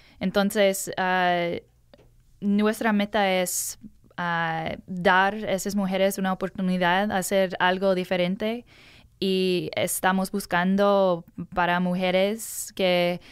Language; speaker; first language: Spanish; non-native, learner; English